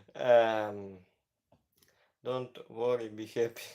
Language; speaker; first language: English; non-native, learner; Ukrainian